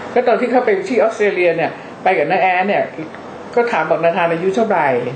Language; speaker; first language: Thai; native; Thai